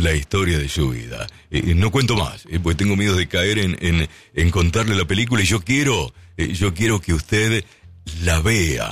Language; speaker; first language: Spanish; native; Spanish